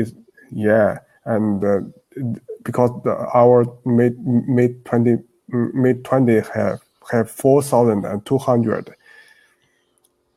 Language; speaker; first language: English; non-native, learner; Chinese